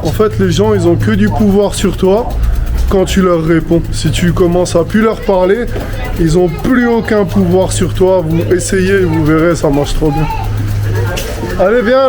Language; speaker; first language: French; native; French